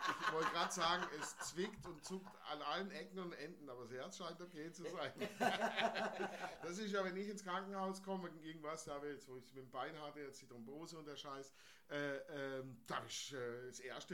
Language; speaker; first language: German; native; German